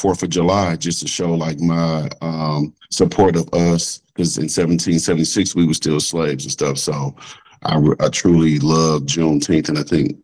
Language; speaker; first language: English; native; English